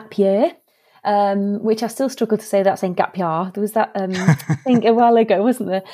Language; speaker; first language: English; native; English